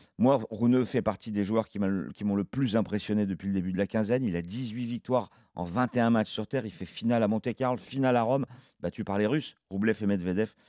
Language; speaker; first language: French; native; French